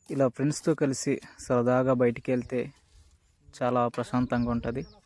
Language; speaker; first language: Telugu; non-native, local second language; Koya